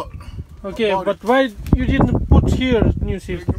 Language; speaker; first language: English; non-native, learner; Russian